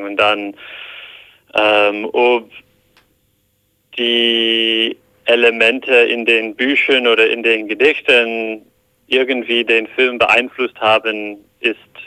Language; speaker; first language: German; non-native, fluent; English